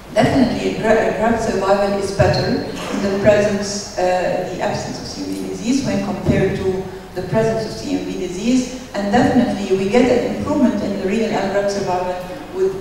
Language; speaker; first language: English; non-native, fluent; Arabic